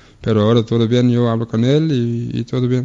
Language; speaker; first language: Spanish; non-native, learner; Danish